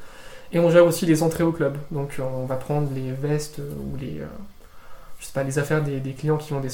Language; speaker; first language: French; native; French